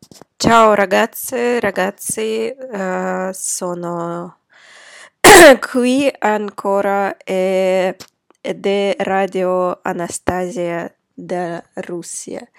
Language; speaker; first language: Italian; non-native, fluent; Russian